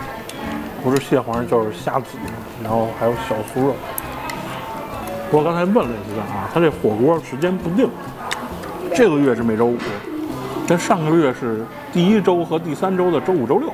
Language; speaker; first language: Chinese; native; Chinese